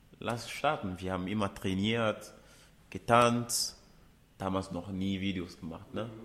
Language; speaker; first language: German; non-native, fluent; Ewe